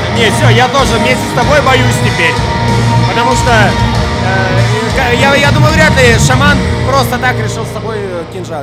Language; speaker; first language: Russian; native; Russian